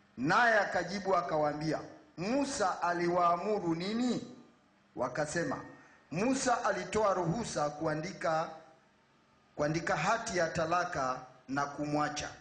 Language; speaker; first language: Swahili; native; Swahili